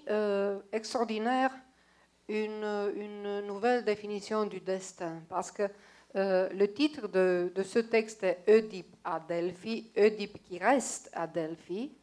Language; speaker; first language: French; non-native, fluent; Romanian